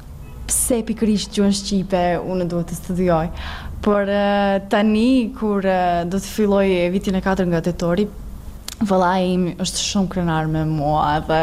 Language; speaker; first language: Albanian; non-native, learner; Serbian